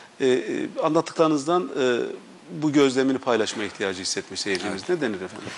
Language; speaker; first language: Turkish; native; Turkish